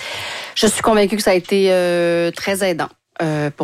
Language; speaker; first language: French; native; French